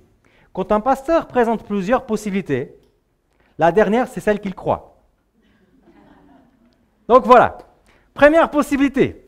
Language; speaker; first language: French; native; French